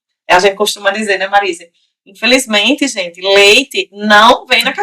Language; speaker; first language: Portuguese; native; Portuguese